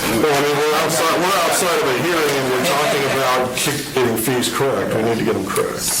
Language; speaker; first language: English; native; English